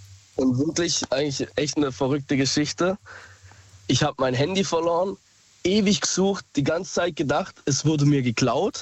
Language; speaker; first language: German; native; German